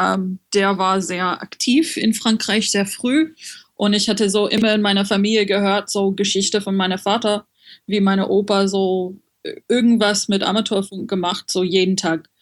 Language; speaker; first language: German; non-native, fluent; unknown